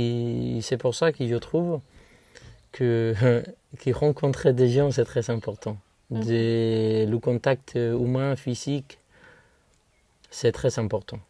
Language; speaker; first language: French; non-native, fluent; Spanish